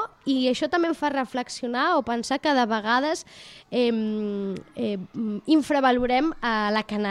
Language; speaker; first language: Catalan; native; Catalan